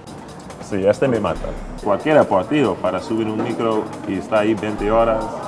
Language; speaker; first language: Spanish; non-native, fluent; English